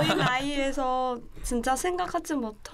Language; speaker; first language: Korean; non-native, learner; Chinese